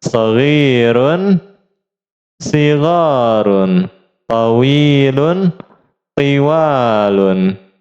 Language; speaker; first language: Arabic; non-native, fluent; Indonesian